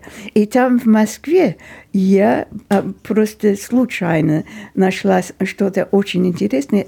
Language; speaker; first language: Russian; non-native, fluent; English